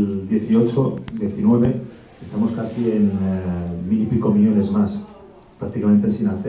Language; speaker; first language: Spanish; native; Spanish